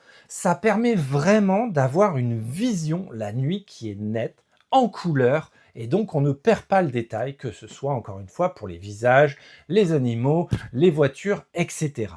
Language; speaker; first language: French; native; French